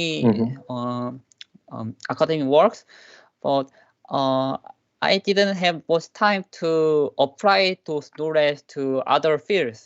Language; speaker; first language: English; non-native, learner; Korean